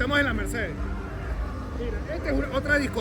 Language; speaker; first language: Spanish; native; Spanish